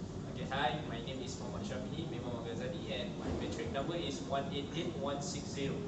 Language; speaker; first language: English; non-native, local second language; Malay